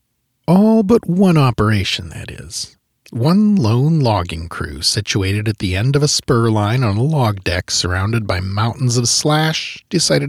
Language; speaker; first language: English; native; English